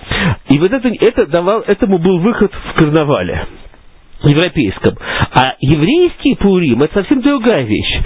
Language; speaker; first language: Russian; native; Russian